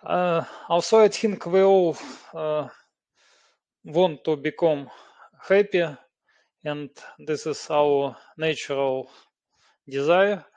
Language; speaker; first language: English; non-native, learner; Russian